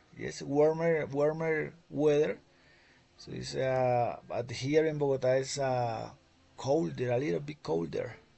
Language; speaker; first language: English; non-native, fluent; Spanish